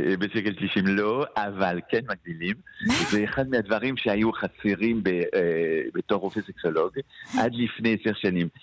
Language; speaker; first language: Hebrew; non-native, fluent; French